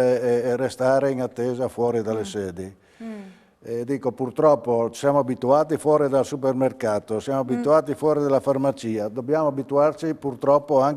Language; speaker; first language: Italian; native; Italian